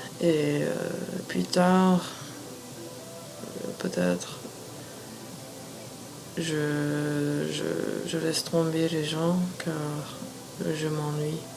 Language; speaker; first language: French; non-native, fluent; English